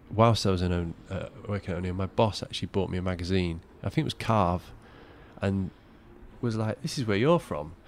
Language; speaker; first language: English; native; English